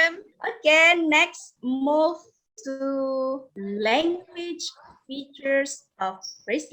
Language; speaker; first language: English; non-native, learner; Indonesian